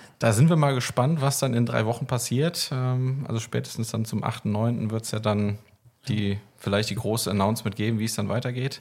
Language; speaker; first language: German; native; German